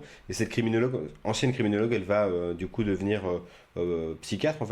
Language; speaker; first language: French; native; French